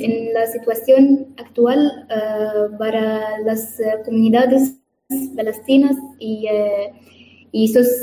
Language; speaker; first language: Spanish; non-native, learner; Arabic